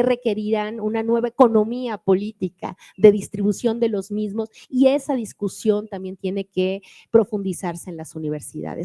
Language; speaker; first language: Spanish; native; Spanish